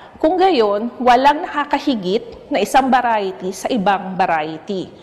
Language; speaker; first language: Filipino; native; Filipino